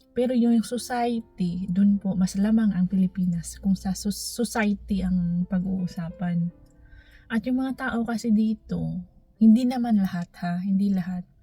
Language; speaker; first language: Filipino; non-native, local second language; Cebuano